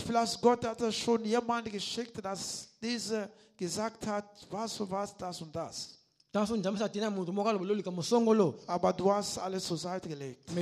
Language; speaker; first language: German; non-native, learner; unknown